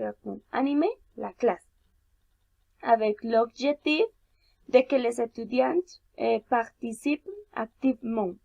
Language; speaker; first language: French; non-native, learner; Spanish